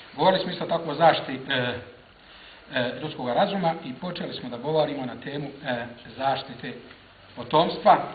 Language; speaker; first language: Bosnian; native; Bosnian